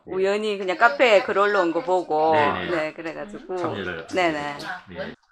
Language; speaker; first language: Korean; non-native, fluent; Khmer